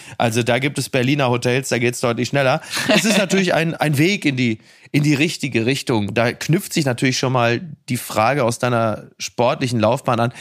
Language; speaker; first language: German; native; German